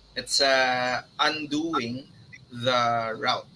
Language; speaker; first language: English; non-native, local second language; Filipino